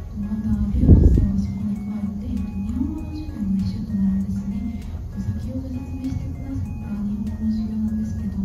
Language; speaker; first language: Japanese; non-native, fluent; Korean